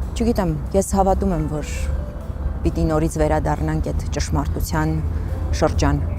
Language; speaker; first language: Armenian; native; Armenian